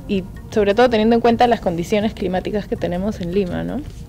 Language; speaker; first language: Spanish; native; Spanish